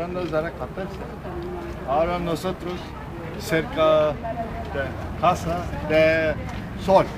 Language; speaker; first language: Spanish; non-native, learner; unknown